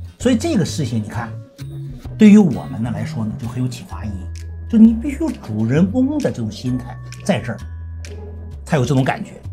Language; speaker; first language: Chinese; native; Chinese